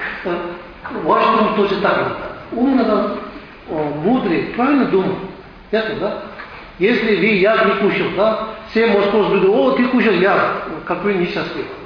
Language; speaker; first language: Russian; non-native, learner; Tibetan